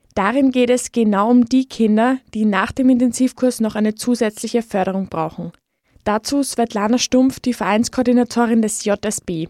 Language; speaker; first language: German; native; German